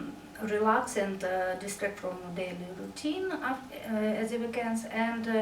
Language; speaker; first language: English; non-native, learner; Russian